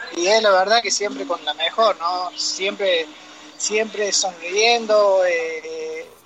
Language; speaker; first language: Spanish; native; Spanish